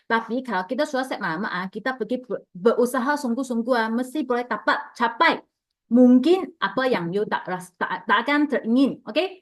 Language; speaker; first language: Malay; non-native, local second language; Chinese